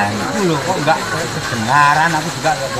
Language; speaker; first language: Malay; non-native, local second language; Javanese